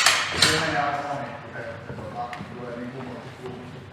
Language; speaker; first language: Finnish; native; Finnish